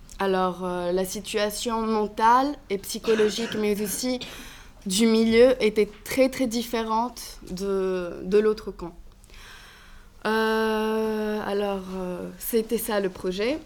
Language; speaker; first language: French; non-native, fluent; Greek